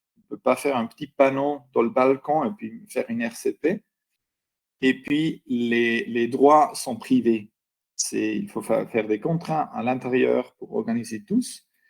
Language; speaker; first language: French; non-native, local second language; German